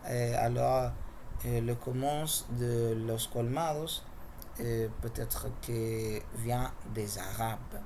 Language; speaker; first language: French; non-native, learner; Spanish